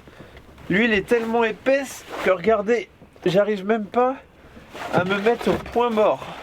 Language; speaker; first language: French; native; French